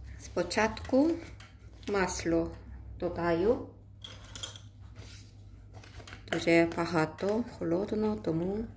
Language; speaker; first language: Ukrainian; non-native, learner; Korean